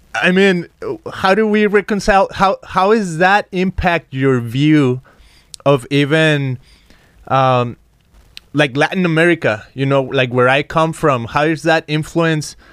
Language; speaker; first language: English; non-native, fluent; Spanish